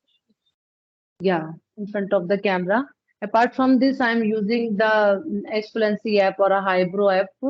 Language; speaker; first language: English; non-native, learner; Punjabi